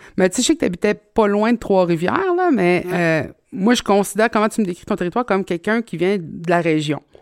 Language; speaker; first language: French; native; French